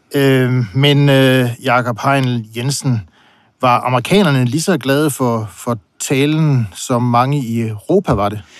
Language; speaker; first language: Danish; native; Danish